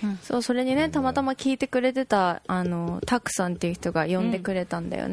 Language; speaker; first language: Japanese; native; Japanese